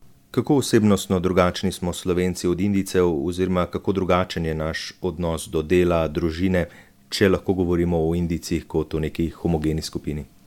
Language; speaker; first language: Slovenian; native; Slovenian